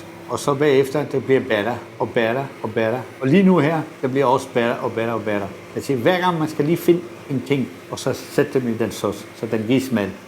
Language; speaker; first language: Danish; non-native, fluent; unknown